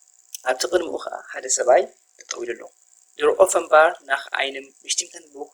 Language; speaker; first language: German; non-native, fluent; Tigrinya